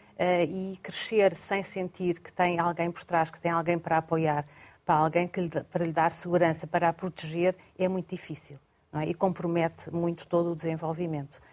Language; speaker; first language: Portuguese; native; Portuguese